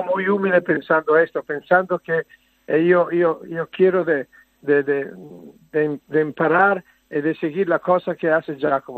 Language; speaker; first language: Spanish; non-native, learner; Italian